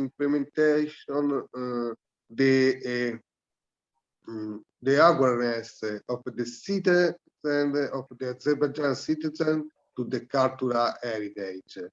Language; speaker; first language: English; non-native, learner; Italian